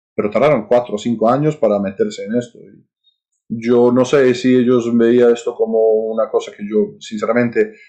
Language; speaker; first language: Spanish; non-native, fluent; Serbian